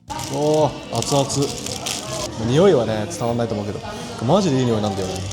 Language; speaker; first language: Japanese; native; Japanese